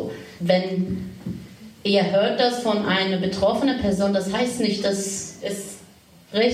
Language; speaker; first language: German; non-native, learner; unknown